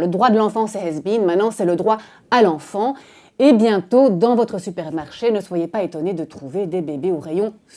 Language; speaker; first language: French; native; French